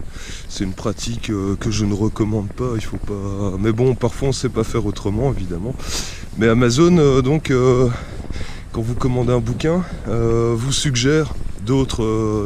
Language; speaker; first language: French; native; French